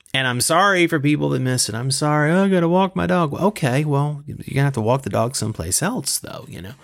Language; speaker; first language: English; native; English